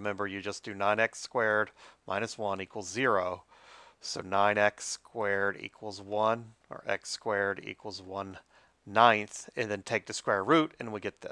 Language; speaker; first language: English; native; English